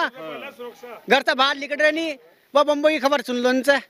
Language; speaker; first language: Hindi; native; Hindi